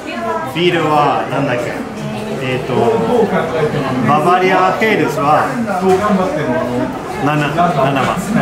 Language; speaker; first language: Japanese; non-native, learner; Spanish